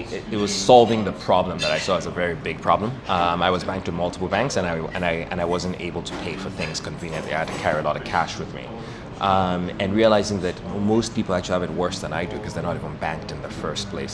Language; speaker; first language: English; non-native, local second language; Yoruba